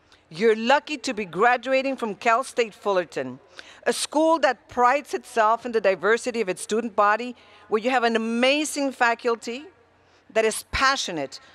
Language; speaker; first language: English; early bilingual, other home language; Spanish